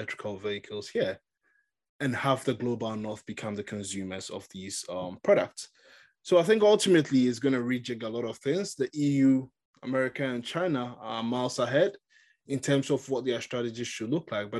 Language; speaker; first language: English; non-native, local second language; Akan